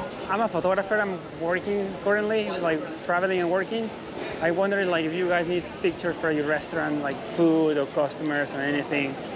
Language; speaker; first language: English; non-native, learner; Spanish